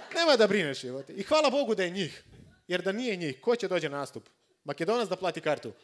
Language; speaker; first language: Croatian; non-native, fluent; Macedonian